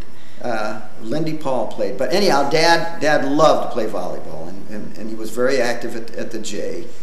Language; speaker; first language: English; native; English